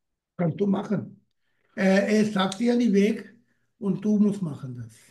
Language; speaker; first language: German; non-native, learner; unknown